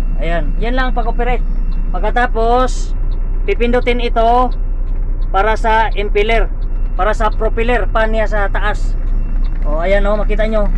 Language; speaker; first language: Filipino; non-native, local second language; Cebuano